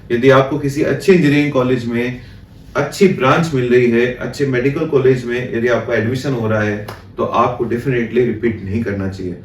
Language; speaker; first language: Hindi; native; Hindi